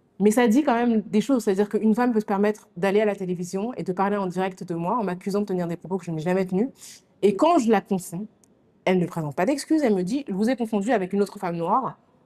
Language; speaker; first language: French; native; French